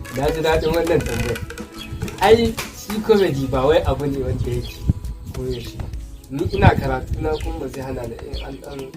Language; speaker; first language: Hausa; native; Hausa